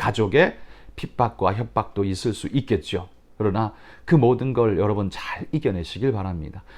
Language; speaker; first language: Korean; native; Korean